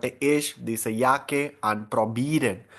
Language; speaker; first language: German; non-native, learner; Hindi